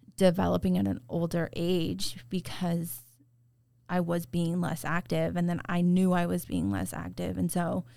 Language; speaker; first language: English; native; English